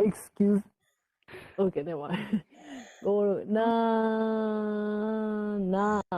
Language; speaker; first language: English; non-native, learner; Japanese